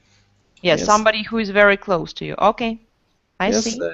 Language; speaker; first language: English; non-native, fluent; Russian